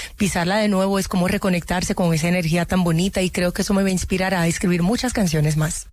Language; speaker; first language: Spanish; early bilingual, other home language; Haitian Creole